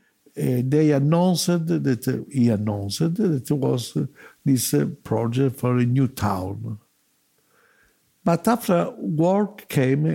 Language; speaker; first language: English; non-native, learner; Italian